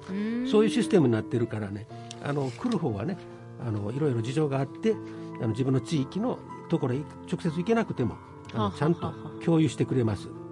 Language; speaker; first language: Japanese; native; Japanese